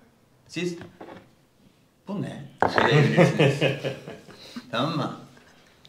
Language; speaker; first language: Turkish; non-native, learner; Spanish